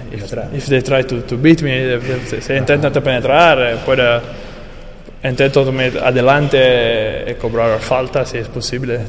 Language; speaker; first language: Spanish; non-native, learner; Italian